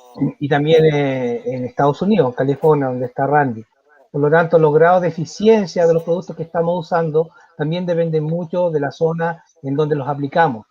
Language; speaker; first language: Spanish; native; Spanish